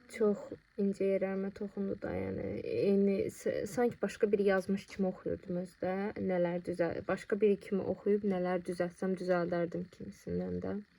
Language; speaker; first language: Azerbaijani; non-native, local second language; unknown